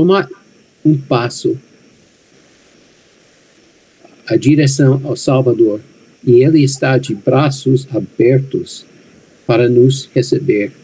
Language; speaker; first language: Portuguese; non-native, fluent; English